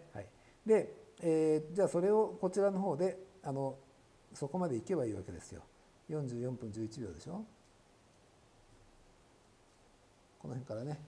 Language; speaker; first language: Japanese; native; Japanese